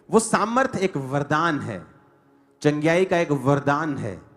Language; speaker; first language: Hindi; non-native, local second language; Punjabi